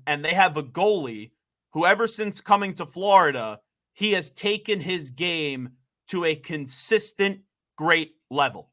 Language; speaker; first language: English; native; English